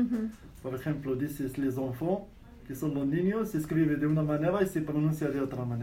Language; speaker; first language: Spanish; non-native, fluent; Arabic